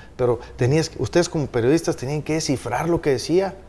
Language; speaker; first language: Spanish; native; Spanish